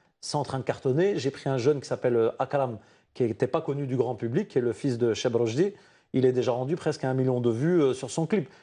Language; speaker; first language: French; non-native, local second language; Arabic